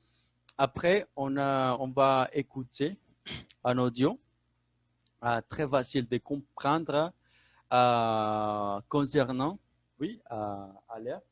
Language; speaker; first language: French; non-native, fluent; Spanish